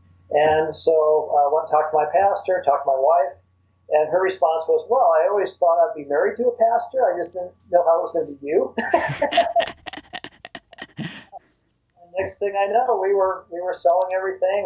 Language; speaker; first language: English; native; English